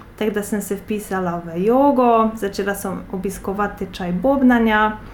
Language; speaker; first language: Slovenian; non-native, fluent; Polish